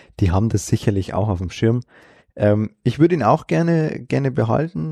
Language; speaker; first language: German; native; German